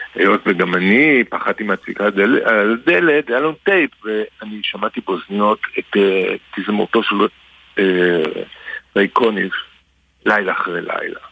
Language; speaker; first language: Hebrew; native; Hebrew